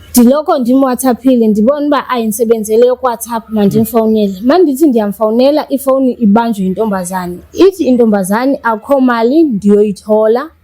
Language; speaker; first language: Zulu; non-native, local second language; Xhosa